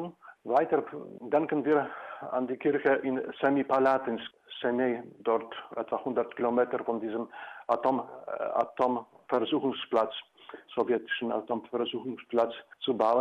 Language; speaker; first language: German; non-native, fluent; Polish